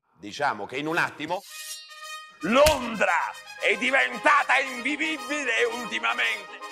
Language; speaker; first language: Italian; native; Italian